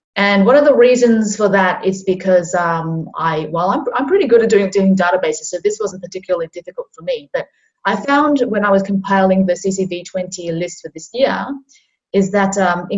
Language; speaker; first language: English; non-native, local second language; Cantonese